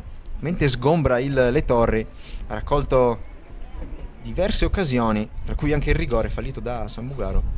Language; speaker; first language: Italian; native; Italian